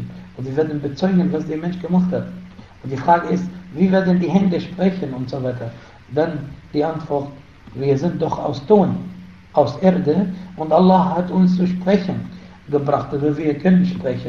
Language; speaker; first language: German; non-native, fluent; Arabic